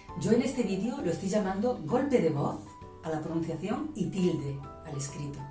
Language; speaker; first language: Spanish; native; Spanish